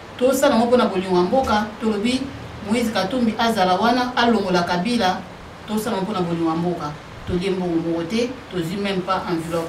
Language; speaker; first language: Lingala; non-native, local second language; Kongo